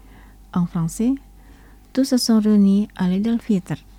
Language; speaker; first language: French; non-native, fluent; Indonesian